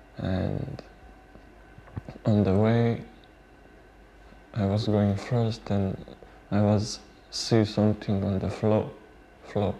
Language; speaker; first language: English; non-native, learner; Bosnian